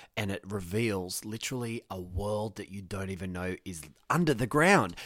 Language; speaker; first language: English; native; English